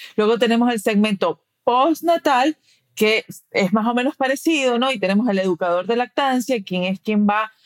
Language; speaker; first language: Spanish; early bilingual, heritage; Spanish